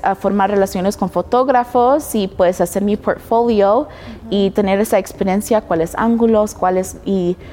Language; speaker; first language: Spanish; early bilingual, heritage; Spanish